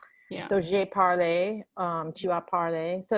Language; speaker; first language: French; non-native, fluent; English